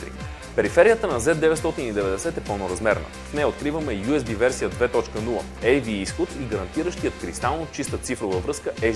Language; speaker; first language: Bulgarian; native; Bulgarian